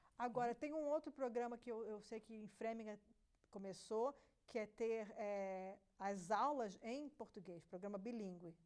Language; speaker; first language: Portuguese; native; Portuguese